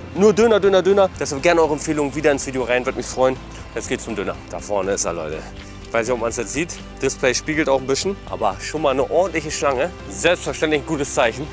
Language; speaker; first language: German; native; German